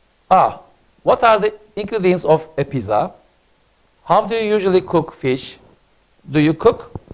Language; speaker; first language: English; non-native, fluent; Turkish